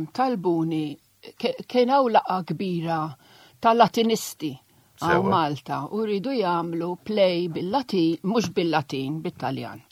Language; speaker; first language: Maltese; non-native, local second language; Italian